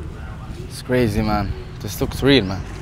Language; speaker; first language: English; non-native, learner; Arabic